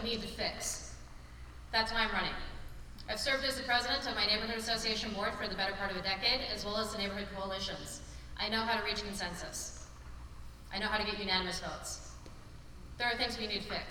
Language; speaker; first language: English; native; English